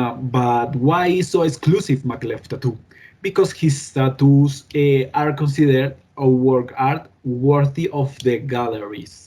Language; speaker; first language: English; non-native, learner; Spanish